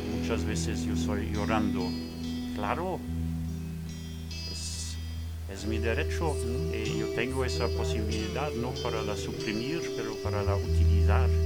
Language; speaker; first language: Spanish; non-native, learner; French